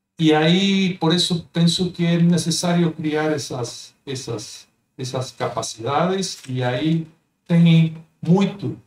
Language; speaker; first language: Portuguese; non-native, fluent; Spanish